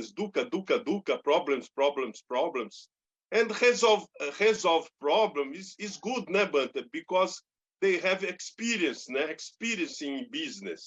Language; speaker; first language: English; non-native, learner; Portuguese